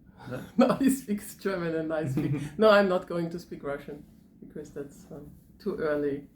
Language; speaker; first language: English; non-native, fluent; German